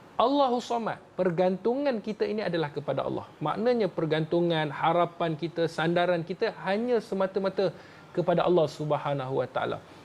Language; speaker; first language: Malay; native; Malay